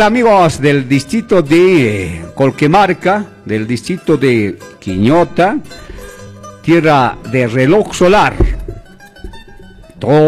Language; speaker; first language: Spanish; non-native, local second language; Quechua